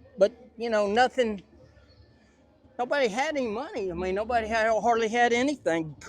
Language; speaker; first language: English; native; English